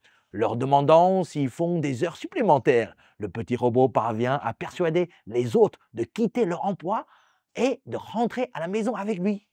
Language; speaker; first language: French; native; French